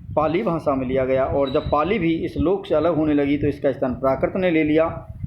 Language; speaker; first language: Hindi; native; Hindi